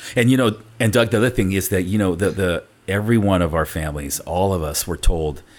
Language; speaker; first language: English; early bilingual, other home language; Spanish